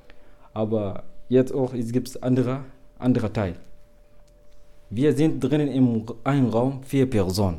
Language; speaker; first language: German; non-native, learner; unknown